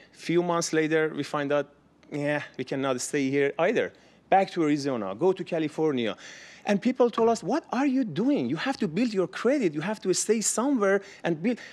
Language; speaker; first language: English; non-native, learner; Persian